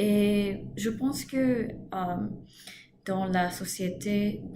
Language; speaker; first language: French; non-native, learner; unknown